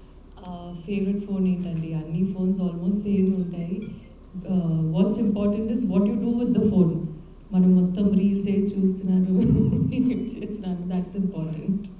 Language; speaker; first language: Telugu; non-native, learner; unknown